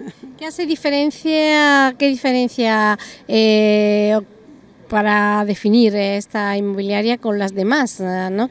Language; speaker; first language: Spanish; native; Spanish